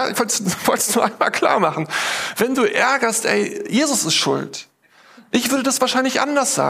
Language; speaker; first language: German; native; German